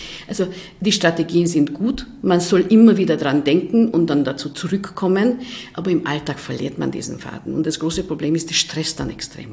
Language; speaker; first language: German; non-native, fluent; Hungarian